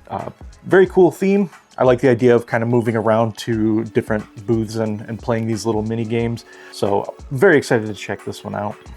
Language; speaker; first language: English; native; English